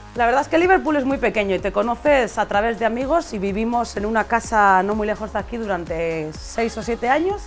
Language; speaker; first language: Spanish; native; Spanish